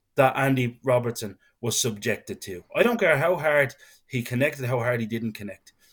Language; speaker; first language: English; native; English